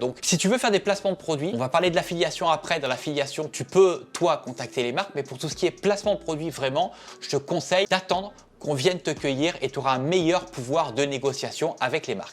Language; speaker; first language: French; native; French